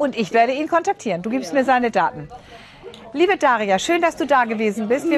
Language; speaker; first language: German; native; German